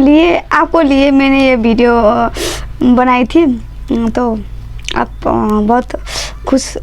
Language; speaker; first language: Hindi; non-native, learner; Nepali